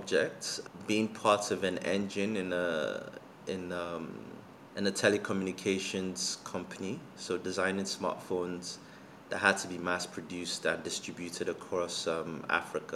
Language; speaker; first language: English; non-native, local second language; Yoruba